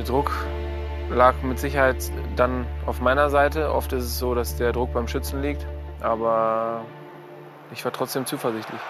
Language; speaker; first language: German; native; German